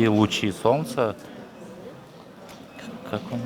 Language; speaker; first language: Russian; non-native, local second language; Kyrgyz